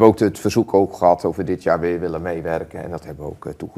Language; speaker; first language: Dutch; native; Dutch